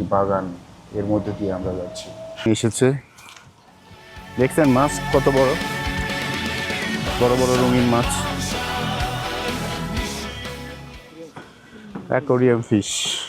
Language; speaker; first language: Bangla; native; Bangla